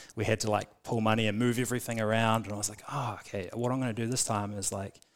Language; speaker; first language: English; native; English